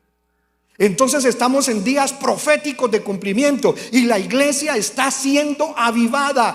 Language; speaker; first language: Spanish; native; Spanish